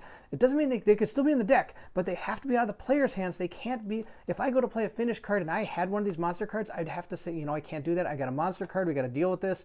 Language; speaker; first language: English; native; English